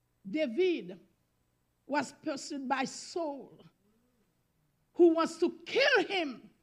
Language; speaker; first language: English; non-native, learner; Haitian Creole